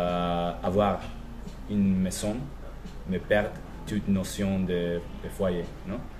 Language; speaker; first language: French; non-native, fluent; Spanish